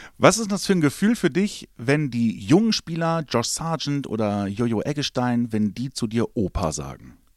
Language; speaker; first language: German; native; German